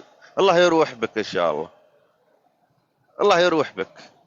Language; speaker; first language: Arabic; native; Arabic